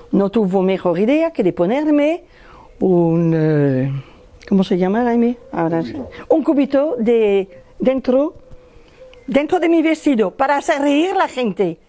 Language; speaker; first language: Spanish; non-native, fluent; French